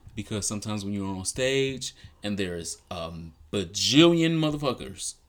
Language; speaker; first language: English; native; English